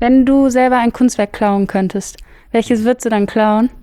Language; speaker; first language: German; native; German